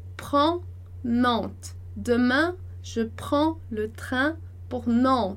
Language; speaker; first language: French; non-native, fluent; Portuguese